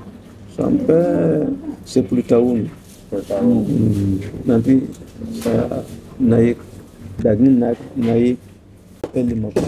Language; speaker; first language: Indonesian; non-native, learner; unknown